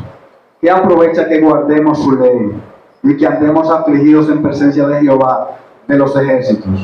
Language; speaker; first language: Spanish; native; Spanish